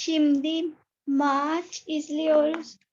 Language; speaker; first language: Turkish; non-native, learner; Urdu